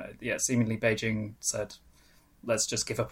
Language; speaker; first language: English; non-native, local second language; Welsh